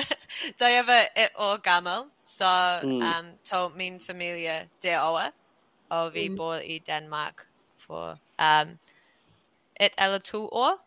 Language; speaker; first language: Danish; early bilingual, heritage; English